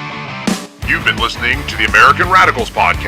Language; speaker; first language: English; native; English